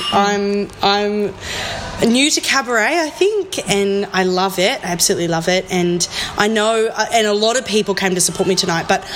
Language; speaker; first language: English; native; English